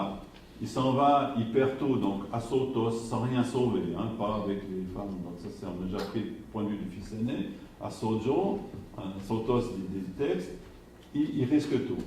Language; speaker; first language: French; native; French